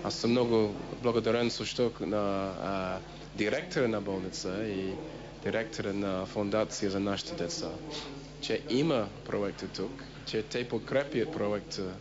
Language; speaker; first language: Bulgarian; non-native, fluent; English